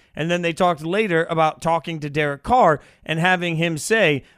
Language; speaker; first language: English; native; English